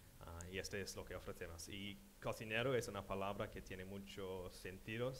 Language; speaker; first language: Spanish; non-native, fluent; English